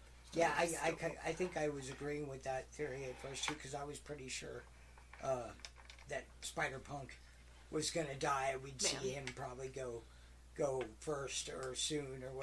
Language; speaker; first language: English; native; English